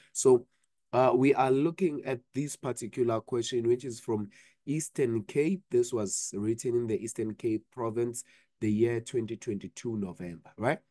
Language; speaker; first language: English; non-native, local second language; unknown